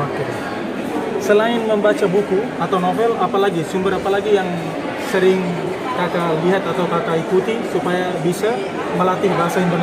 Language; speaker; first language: Indonesian; non-native, local second language; Tetum